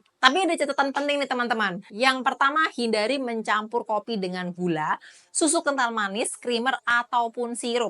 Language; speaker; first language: Indonesian; native; Indonesian